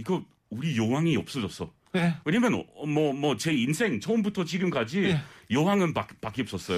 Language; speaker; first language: Korean; non-native, learner; English